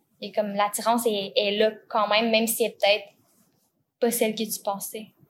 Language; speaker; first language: French; native; French